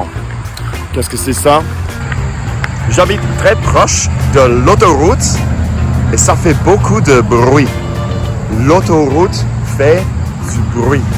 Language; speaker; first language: French; non-native, fluent; English